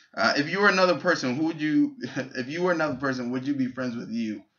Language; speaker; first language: English; native; English